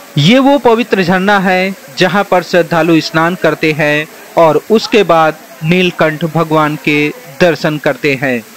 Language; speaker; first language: Hindi; native; Hindi